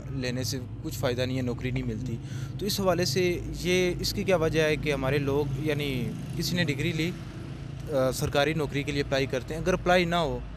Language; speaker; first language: Urdu; non-native, local second language; Pahari-Potwari